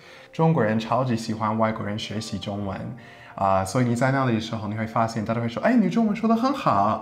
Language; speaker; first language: Chinese; non-native, fluent; English